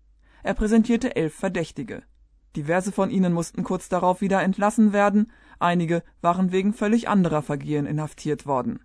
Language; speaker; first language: German; native; German